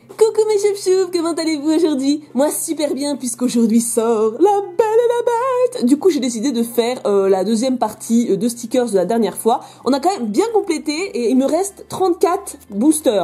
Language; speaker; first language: French; native; French